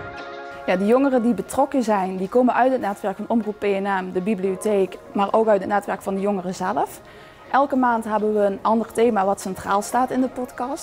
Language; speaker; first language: Dutch; native; Dutch